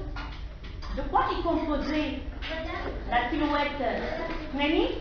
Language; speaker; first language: French; non-native, local second language; Arabic